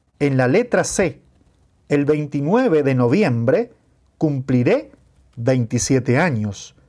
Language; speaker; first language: Spanish; non-native, fluent; Portuguese